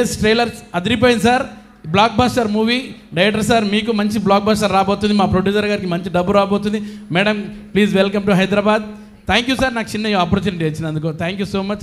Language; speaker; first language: Telugu; native; Telugu